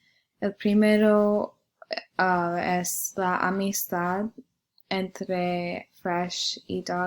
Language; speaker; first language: Spanish; non-native, learner; English